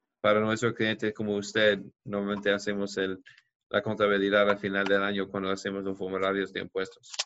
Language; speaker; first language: Spanish; non-native, fluent; English